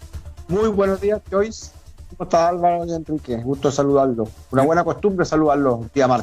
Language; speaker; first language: Spanish; native; Spanish